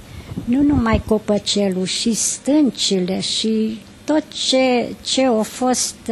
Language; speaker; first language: Romanian; non-native, local second language; Hungarian